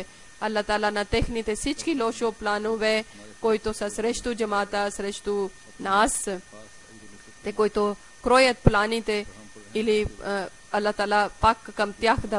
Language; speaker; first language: Bulgarian; non-native, learner; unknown